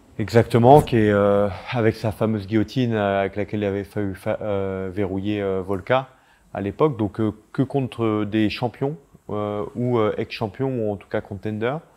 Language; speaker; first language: French; native; French